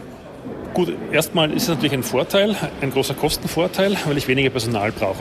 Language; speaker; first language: German; native; German